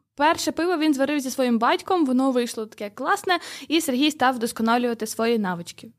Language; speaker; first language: Ukrainian; native; Ukrainian